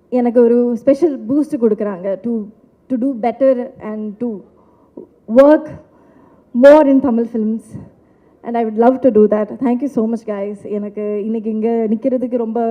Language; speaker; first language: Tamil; non-native, local second language; Malayalam